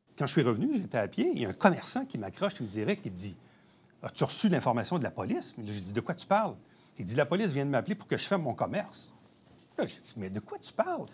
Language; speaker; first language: French; native; French